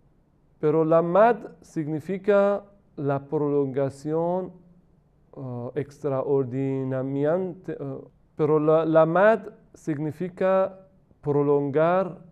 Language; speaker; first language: Spanish; non-native, fluent; Persian